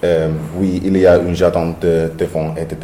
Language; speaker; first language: French; non-native, learner; English